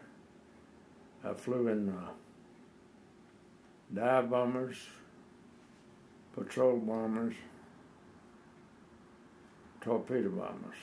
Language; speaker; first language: English; native; English